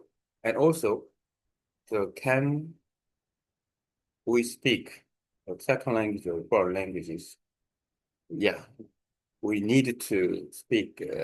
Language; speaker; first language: English; non-native, learner; Korean